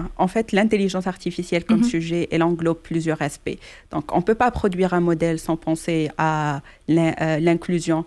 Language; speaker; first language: French; non-native, local second language; Arabic